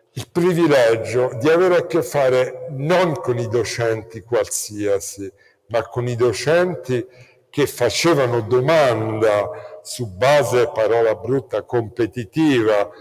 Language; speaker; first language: Italian; native; Italian